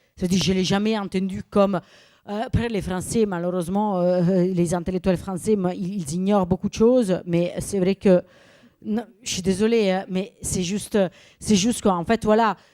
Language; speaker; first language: French; non-native, fluent; Italian